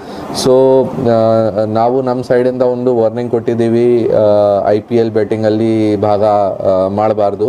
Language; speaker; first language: Kannada; non-native, local second language; Hindi